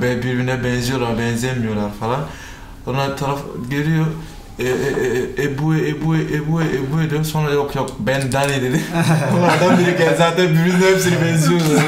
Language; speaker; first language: Turkish; non-native, fluent; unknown